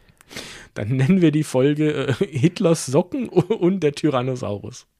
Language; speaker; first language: German; native; German